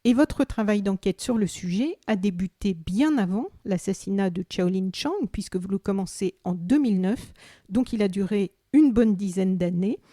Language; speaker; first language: French; native; French